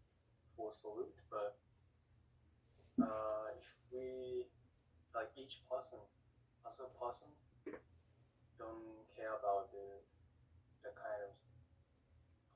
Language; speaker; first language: English; non-native, learner; Korean